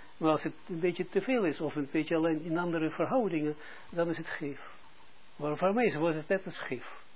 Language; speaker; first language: Dutch; non-native, fluent; Russian